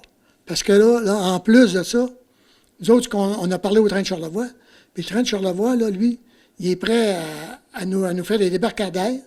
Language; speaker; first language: French; native; French